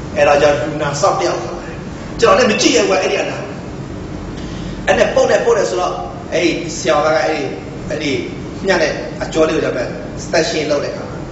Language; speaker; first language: Burmese; non-native, local second language; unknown